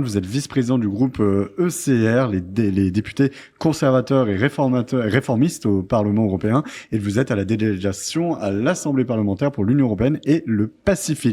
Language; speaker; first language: French; native; French